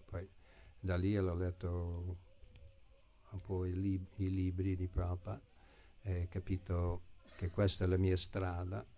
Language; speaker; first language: Italian; non-native, fluent; English